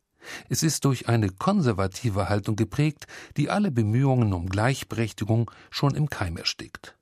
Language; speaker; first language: German; native; German